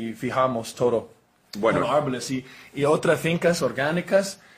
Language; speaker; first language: Spanish; non-native, learner; English